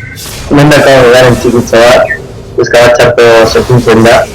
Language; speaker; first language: Basque; non-native, local second language; Spanish